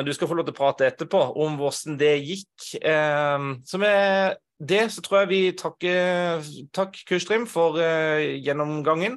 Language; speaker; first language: Norwegian; native; Norwegian